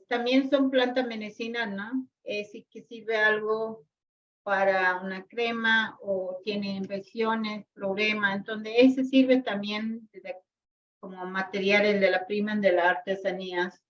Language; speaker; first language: Spanish; non-native, local second language; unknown